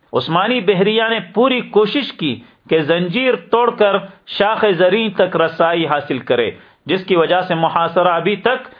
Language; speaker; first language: Urdu; native; Urdu